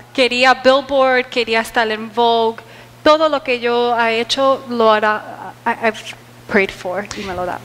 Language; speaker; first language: Spanish; early bilingual, heritage; Spanish